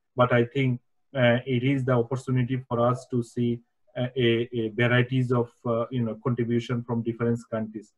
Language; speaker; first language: English; non-native, local second language; Bangla